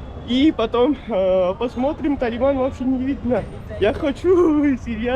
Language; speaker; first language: Russian; non-native, learner; Pashto